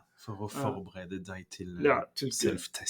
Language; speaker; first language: Norwegian; non-native, fluent; French